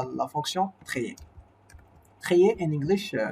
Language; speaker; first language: French; non-native, local second language; Arabic